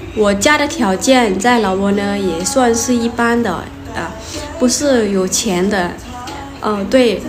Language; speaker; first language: Chinese; non-native, fluent; Lao